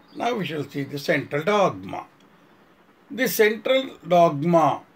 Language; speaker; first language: English; non-native, local second language; Kannada